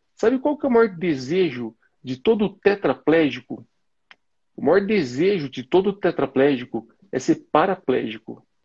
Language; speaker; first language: Portuguese; native; Portuguese